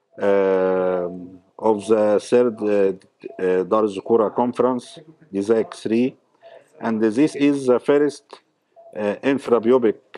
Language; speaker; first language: English; non-native, fluent; Arabic